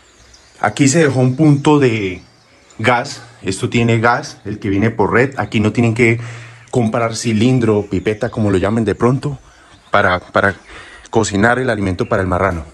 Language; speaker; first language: Spanish; native; Spanish